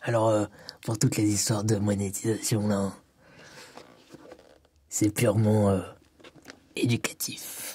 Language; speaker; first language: French; native; French